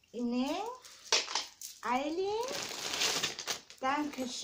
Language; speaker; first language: German; non-native, learner; Filipino